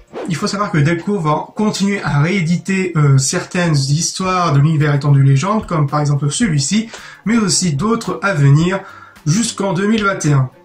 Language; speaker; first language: French; native; French